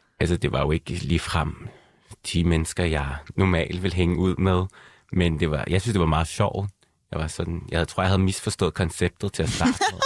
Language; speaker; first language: Danish; early bilingual, other home language; Arabic